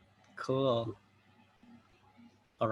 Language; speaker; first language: English; non-native, fluent; Indonesian